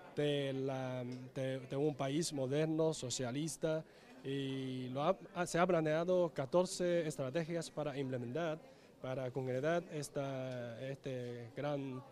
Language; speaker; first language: Spanish; non-native, fluent; Chinese